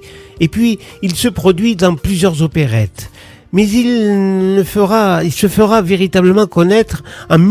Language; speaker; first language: French; native; French